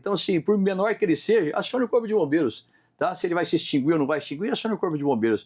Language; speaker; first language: Portuguese; native; Portuguese